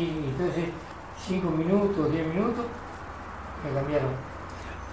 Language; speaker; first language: Italian; non-native, learner; Spanish